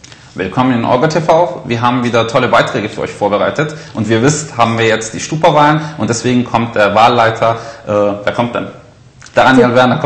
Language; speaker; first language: German; native; German